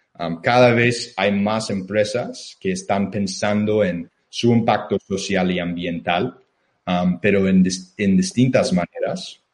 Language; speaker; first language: Spanish; non-native, fluent; English